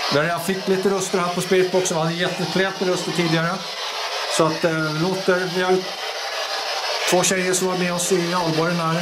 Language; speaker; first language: Swedish; native; Swedish